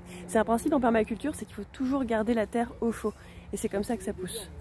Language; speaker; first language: French; native; French